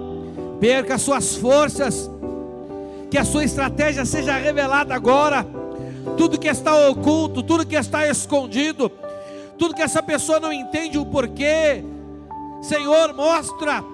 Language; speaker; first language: Portuguese; native; Portuguese